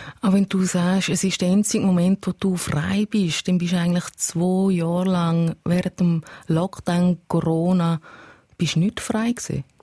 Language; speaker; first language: German; native; German